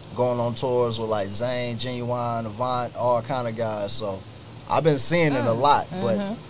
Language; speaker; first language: English; native; English